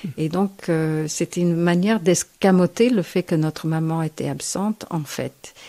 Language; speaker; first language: French; non-native, fluent; English